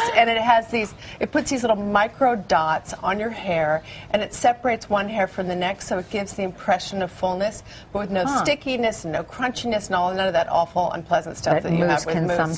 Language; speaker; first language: English; native; English